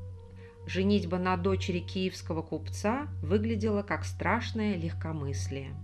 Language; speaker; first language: Russian; native; Russian